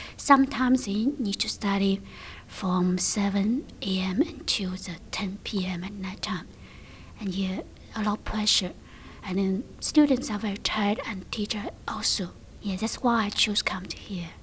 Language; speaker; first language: English; non-native, learner; Chinese